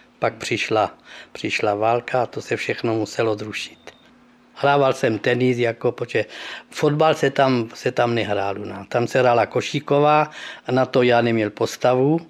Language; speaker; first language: Czech; early bilingual, heritage; Czech